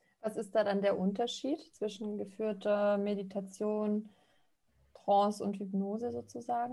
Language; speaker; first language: German; native; German